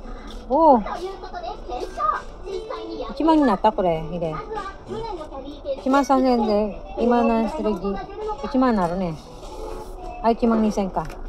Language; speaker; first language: Japanese; non-native, learner; Filipino